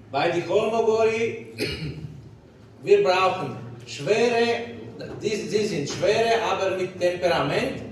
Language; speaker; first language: German; non-native, learner; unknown